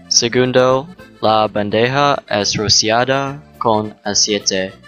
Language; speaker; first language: Spanish; non-native, learner; English